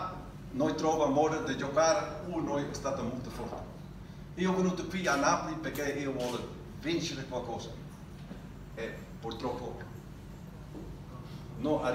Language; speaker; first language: Italian; non-native, learner; Dutch